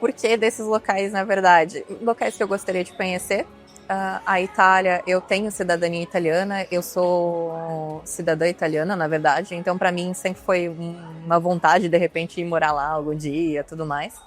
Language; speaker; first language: Portuguese; native; Portuguese